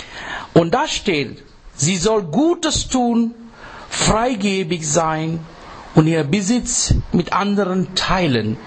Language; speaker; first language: German; non-native, learner; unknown